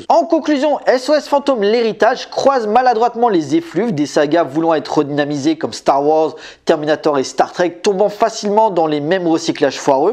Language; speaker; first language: French; native; French